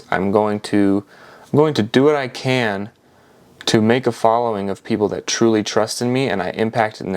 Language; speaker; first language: English; native; English